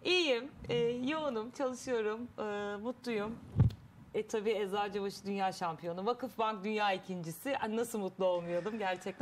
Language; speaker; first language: Turkish; native; Turkish